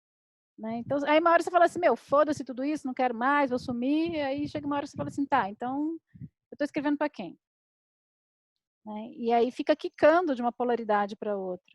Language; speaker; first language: Portuguese; native; Portuguese